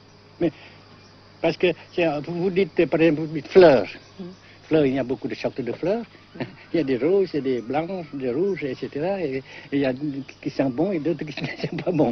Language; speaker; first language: French; non-native, local second language; Vietnamese